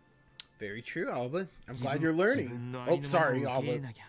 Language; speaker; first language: English; native; English